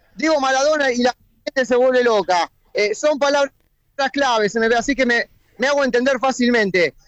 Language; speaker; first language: Spanish; native; Spanish